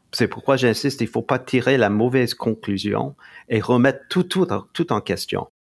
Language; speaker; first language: French; non-native, local second language; English